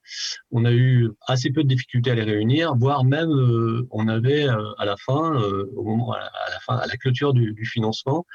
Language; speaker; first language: French; native; French